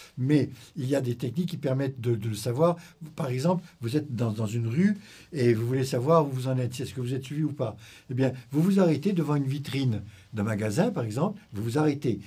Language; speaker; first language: French; native; French